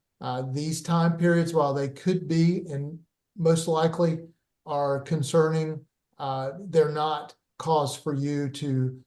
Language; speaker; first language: English; native; English